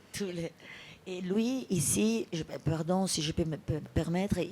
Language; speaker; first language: French; non-native, fluent; Italian